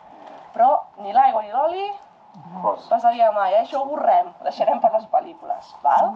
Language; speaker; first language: Catalan; native; Catalan